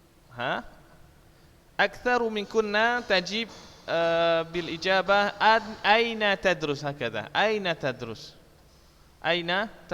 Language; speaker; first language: Arabic; non-native, fluent; Indonesian